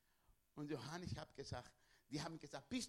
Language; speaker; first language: German; non-native, learner; Spanish